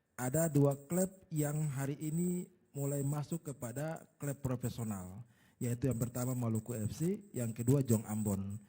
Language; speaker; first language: Indonesian; native; Indonesian